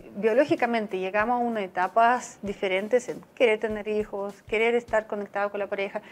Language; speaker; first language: Spanish; non-native, fluent; Russian